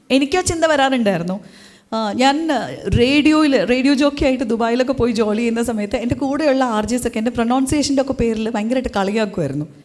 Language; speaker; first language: Malayalam; native; Malayalam